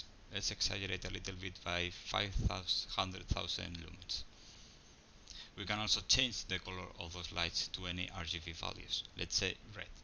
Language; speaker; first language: English; non-native, fluent; Spanish